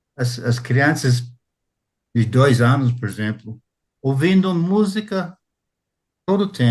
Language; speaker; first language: Portuguese; non-native, fluent; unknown